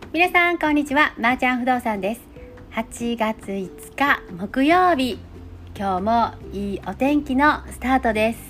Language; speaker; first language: Japanese; native; Japanese